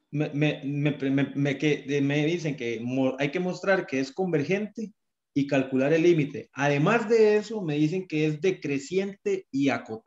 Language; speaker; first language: Spanish; native; Spanish